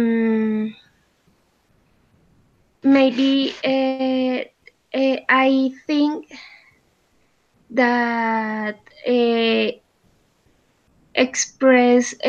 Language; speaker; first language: English; non-native, learner; Spanish